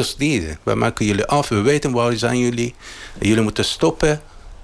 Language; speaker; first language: Dutch; non-native, learner; Arabic